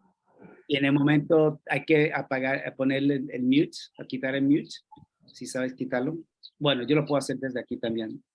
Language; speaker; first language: Spanish; non-native, fluent; English